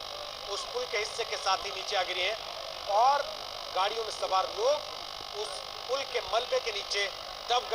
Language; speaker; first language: Hindi; native; Hindi